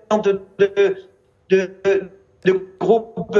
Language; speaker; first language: French; non-native, fluent; Arabic